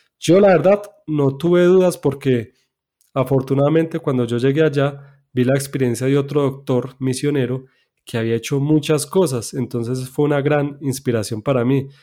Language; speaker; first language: Spanish; native; Spanish